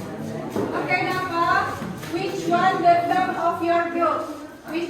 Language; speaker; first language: English; non-native, fluent; Indonesian